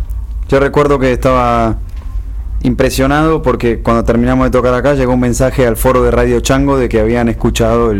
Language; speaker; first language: Spanish; native; Spanish